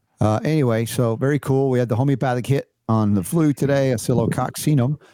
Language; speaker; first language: English; native; English